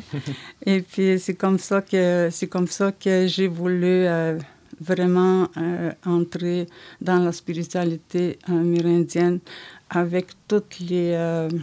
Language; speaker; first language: French; non-native, fluent; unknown